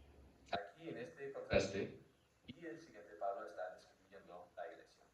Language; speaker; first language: Spanish; non-native, fluent; English